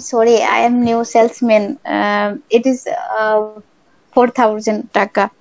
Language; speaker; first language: English; non-native, learner; Bangla